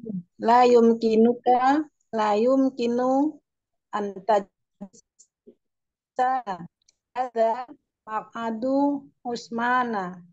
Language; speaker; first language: Arabic; non-native, learner; Indonesian